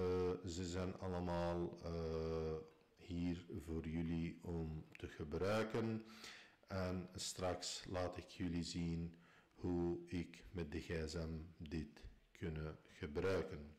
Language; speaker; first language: Dutch; non-native, fluent; Arabic